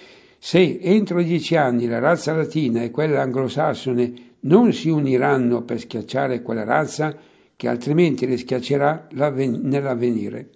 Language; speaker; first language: Italian; native; Italian